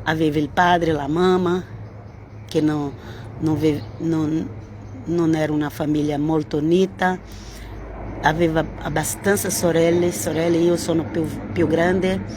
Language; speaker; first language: Italian; non-native, learner; Portuguese